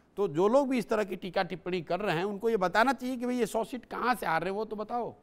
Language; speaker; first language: Hindi; native; Hindi